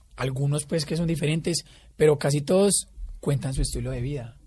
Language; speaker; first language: Spanish; native; Spanish